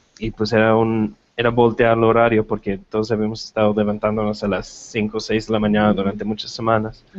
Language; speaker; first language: Spanish; non-native, fluent; English